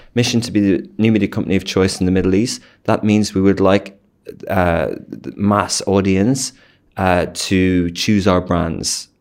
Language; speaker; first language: English; native; English